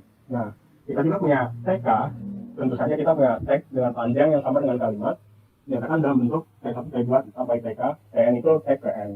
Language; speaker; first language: Indonesian; native; Indonesian